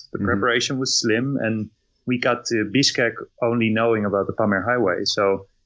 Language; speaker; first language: English; non-native, fluent; Dutch